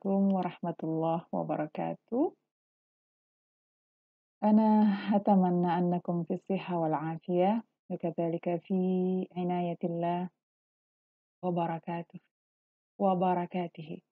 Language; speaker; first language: Arabic; non-native, fluent; Indonesian